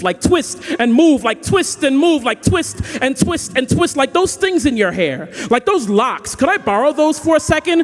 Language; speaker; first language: English; native; English